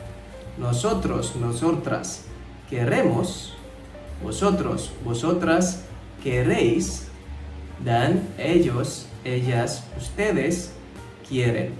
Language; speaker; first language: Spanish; non-native, fluent; Indonesian